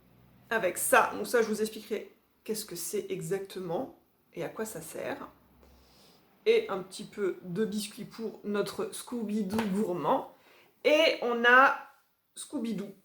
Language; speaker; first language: French; native; French